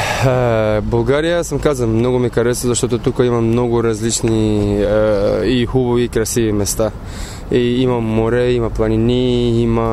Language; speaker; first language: Bulgarian; non-native, learner; Albanian